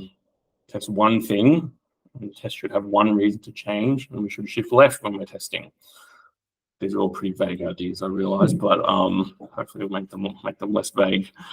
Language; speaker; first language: English; native; English